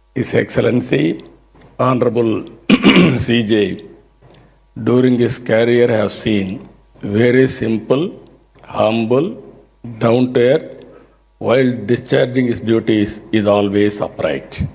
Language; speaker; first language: English; non-native, local second language; Telugu